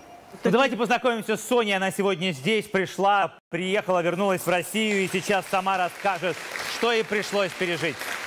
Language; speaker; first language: Russian; native; Russian